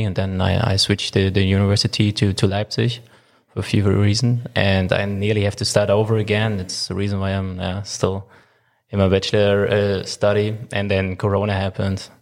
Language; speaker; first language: English; non-native, fluent; German